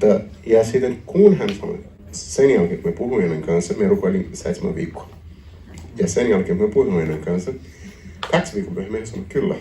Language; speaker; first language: Finnish; non-native, learner; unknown